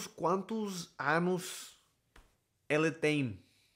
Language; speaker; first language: Portuguese; non-native, learner; Spanish